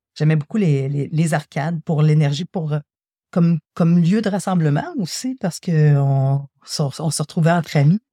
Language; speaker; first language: French; native; French